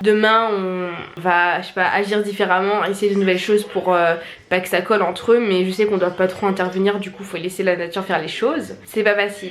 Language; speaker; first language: French; native; French